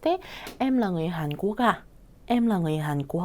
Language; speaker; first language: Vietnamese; non-native, fluent; Korean